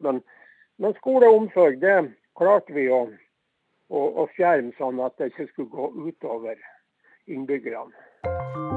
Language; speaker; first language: Norwegian; native; Norwegian